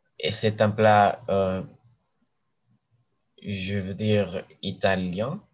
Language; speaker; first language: French; non-native, learner; English